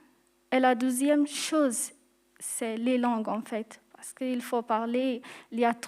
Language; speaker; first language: French; non-native, fluent; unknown